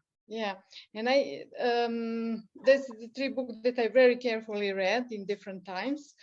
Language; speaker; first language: English; non-native, fluent; Serbian